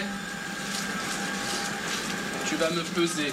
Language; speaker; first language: French; native; French